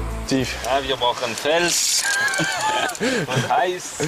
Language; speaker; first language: German; non-native, local second language; French